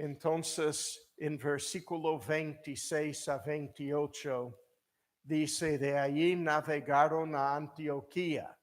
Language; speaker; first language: Spanish; non-native, fluent; English